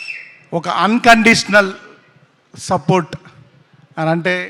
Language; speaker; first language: Telugu; native; Telugu